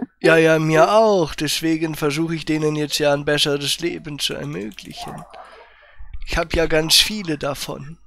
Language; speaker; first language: German; native; German